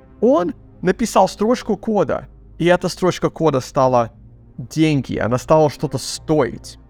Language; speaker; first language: Russian; early bilingual, heritage; Russian